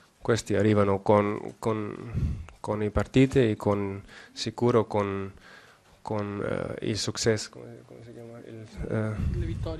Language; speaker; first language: Italian; non-native, learner; German